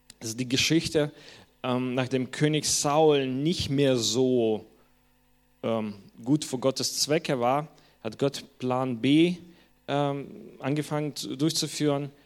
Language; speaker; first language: German; non-native, fluent; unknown